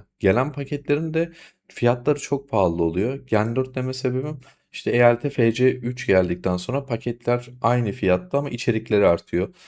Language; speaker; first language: Turkish; native; Turkish